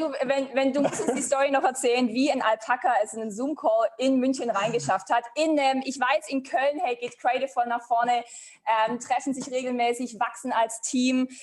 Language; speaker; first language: German; native; German